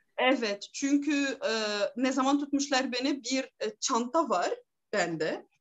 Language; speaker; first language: Turkish; non-native, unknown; Arabic